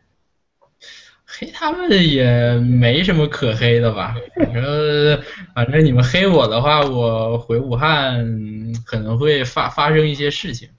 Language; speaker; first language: Chinese; native; Chinese